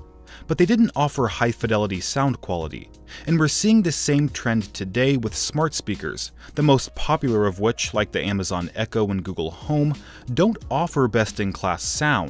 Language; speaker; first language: English; native; English